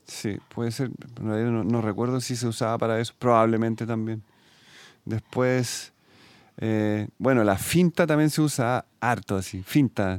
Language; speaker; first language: Spanish; native; Spanish